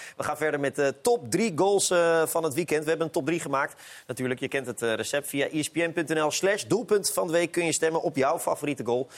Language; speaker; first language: Dutch; native; Dutch